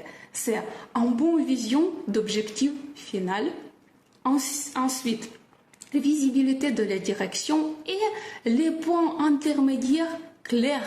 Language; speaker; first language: French; non-native, fluent; Russian